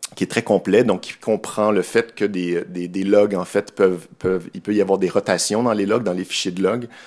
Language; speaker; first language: French; native; French